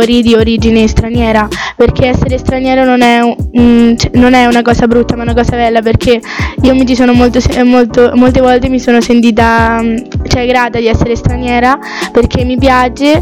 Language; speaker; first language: Italian; early bilingual, other home language; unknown